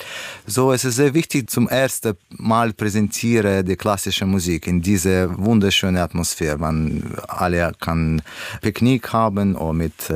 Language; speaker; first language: German; non-native, learner; Russian